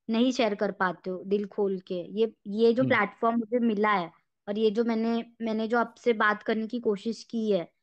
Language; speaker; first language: Hindi; native; Hindi